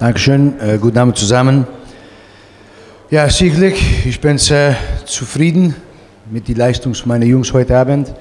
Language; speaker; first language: German; non-native, fluent; Italian